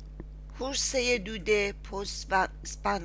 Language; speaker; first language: Swedish; non-native, fluent; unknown